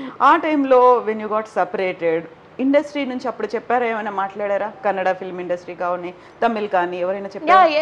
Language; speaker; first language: Telugu; native; Telugu